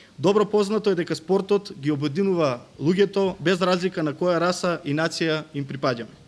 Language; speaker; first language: Macedonian; native; Macedonian